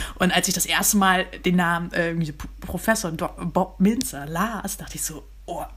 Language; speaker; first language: German; native; German